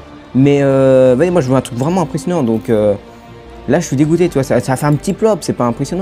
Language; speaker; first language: French; native; French